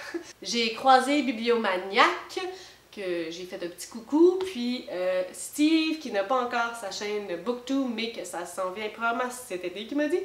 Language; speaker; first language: French; native; French